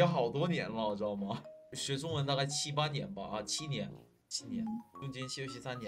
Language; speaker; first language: Chinese; non-native, fluent; Korean